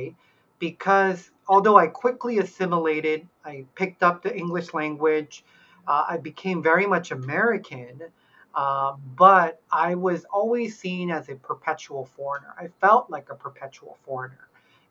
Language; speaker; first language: English; early bilingual, other home language; Korean